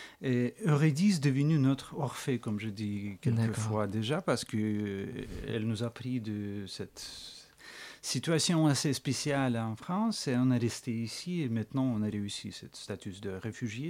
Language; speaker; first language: French; non-native, fluent; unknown